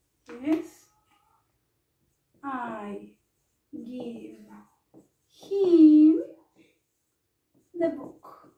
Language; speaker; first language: English; non-native, fluent; Spanish